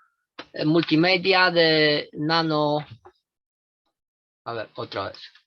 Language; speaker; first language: Spanish; non-native, fluent; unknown